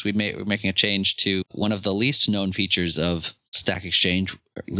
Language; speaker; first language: English; native; English